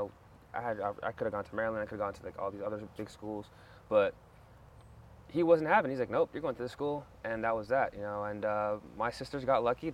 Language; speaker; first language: English; non-native, fluent; French